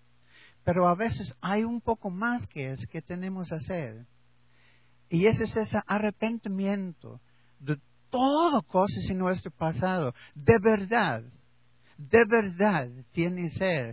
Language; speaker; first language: Spanish; non-native, learner; English